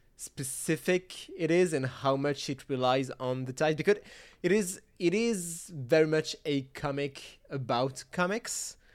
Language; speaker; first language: English; non-native, fluent; French